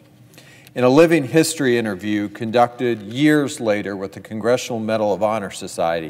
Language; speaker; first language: English; native; English